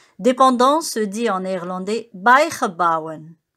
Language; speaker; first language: French; native; French